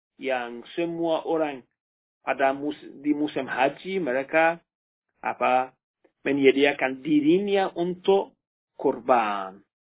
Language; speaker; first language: Indonesian; non-native, fluent; Persian